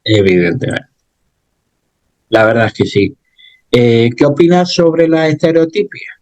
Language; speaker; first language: Spanish; native; Spanish